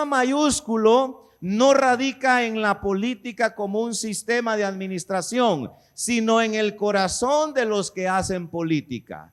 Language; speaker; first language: Spanish; native; Spanish